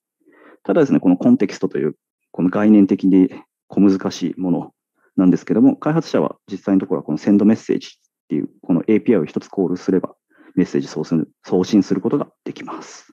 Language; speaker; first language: Japanese; native; Japanese